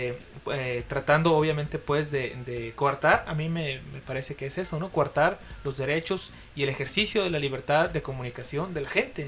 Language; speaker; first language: Spanish; native; Spanish